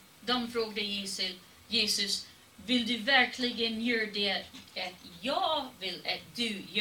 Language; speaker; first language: Swedish; non-native, fluent; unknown